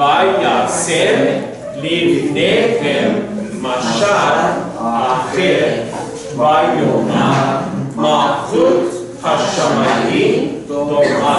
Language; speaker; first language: Hebrew; non-native, learner; English